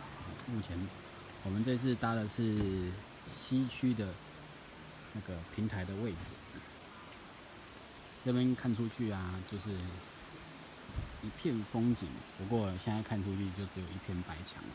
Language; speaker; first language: Chinese; native; Chinese